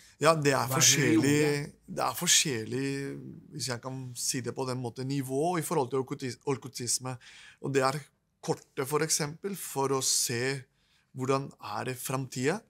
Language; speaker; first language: Norwegian; non-native, fluent; Spanish